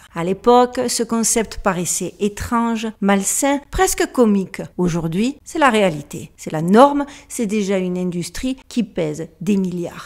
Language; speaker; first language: French; native; French